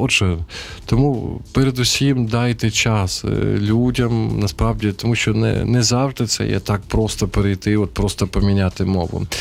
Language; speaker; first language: Ukrainian; non-native, local second language; Russian